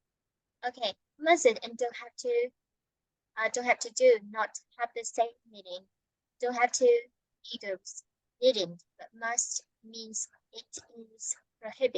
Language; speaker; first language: English; non-native, fluent; Vietnamese